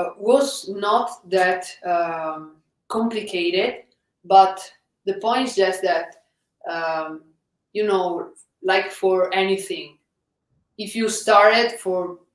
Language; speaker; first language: English; non-native, fluent; Italian